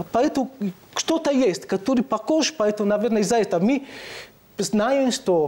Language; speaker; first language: Russian; non-native, fluent; Italian